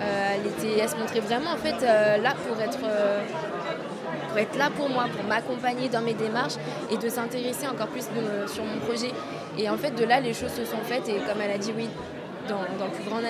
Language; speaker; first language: French; native; French